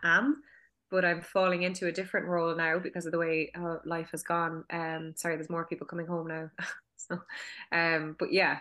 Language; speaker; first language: English; native; English